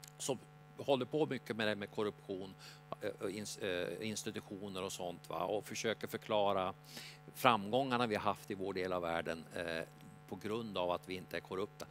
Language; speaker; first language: Swedish; native; Swedish